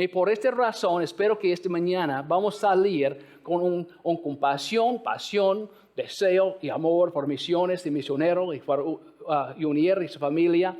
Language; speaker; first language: Spanish; non-native, fluent; English